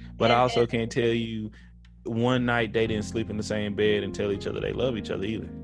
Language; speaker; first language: English; native; English